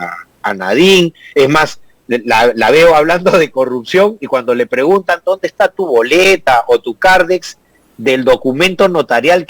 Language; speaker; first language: Spanish; native; Spanish